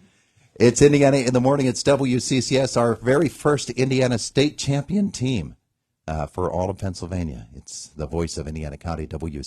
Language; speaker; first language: English; native; English